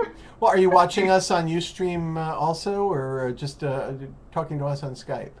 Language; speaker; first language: English; native; English